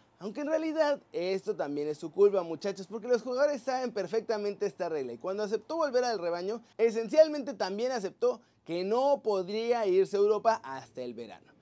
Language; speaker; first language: Spanish; native; Spanish